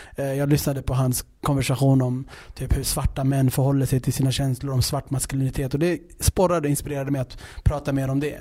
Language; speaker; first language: Swedish; early bilingual, other home language; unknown